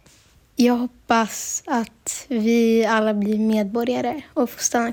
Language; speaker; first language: Swedish; early bilingual, other home language; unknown